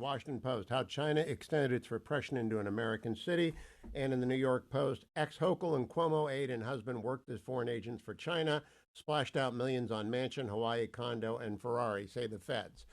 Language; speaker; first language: English; native; English